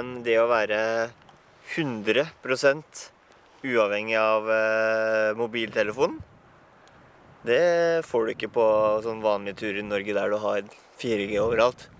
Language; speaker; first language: Norwegian; native; Norwegian